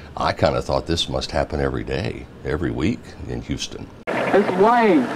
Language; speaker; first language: English; native; English